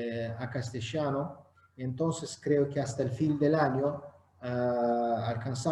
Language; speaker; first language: Spanish; non-native, fluent; Azerbaijani